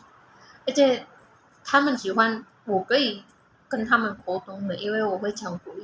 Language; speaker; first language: Chinese; non-native, learner; Indonesian